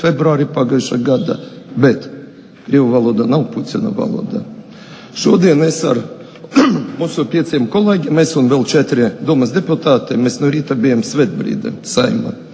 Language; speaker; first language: Latvian; non-native, local second language; Russian